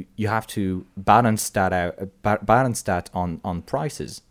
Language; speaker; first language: English; non-native, fluent; French